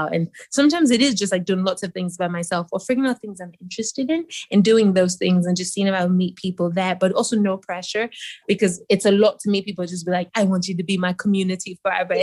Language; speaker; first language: English; non-native, local second language; Yoruba